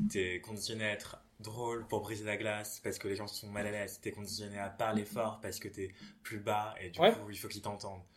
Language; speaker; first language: French; early bilingual, other home language; English